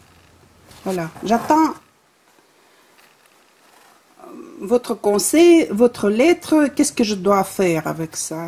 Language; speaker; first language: French; non-native, fluent; Russian